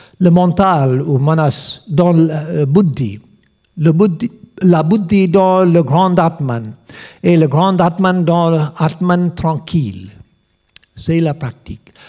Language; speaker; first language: French; non-native, learner; English